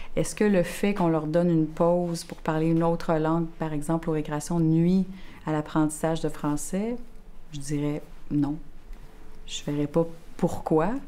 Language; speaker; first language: French; native; French